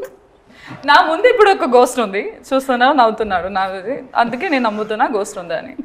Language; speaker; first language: Telugu; non-native, learner; Malayalam